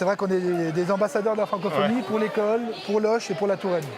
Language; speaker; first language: French; native; French